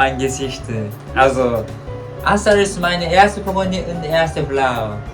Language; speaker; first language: German; non-native, learner; Japanese